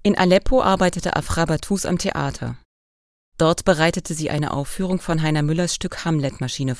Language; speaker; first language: German; native; German